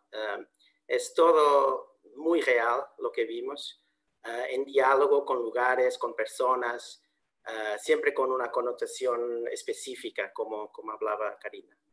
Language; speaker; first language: Spanish; non-native, fluent; Portuguese